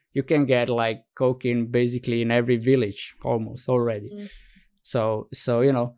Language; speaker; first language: English; non-native, fluent; Slovenian